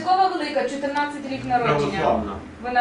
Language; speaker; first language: Ukrainian; native; Ukrainian